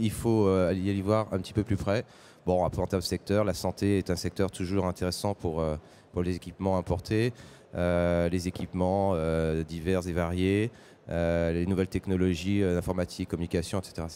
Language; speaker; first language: French; native; French